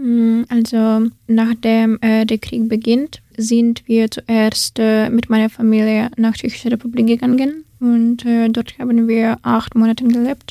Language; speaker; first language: German; non-native, fluent; Ukrainian